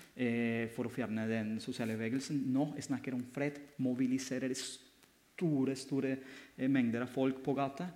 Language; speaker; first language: Norwegian; non-native, fluent; Spanish